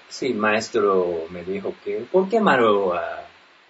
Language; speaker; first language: Spanish; non-native, learner; Japanese